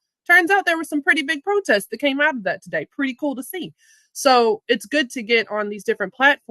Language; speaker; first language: English; native; English